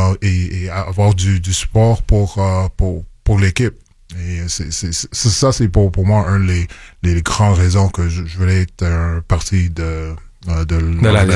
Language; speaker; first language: French; non-native, local second language; English